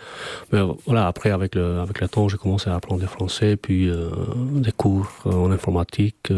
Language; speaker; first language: French; non-native, fluent; Albanian